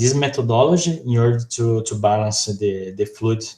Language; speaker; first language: English; non-native, fluent; Portuguese